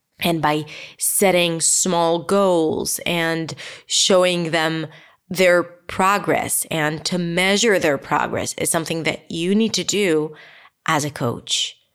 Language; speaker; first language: English; non-native, fluent; Hebrew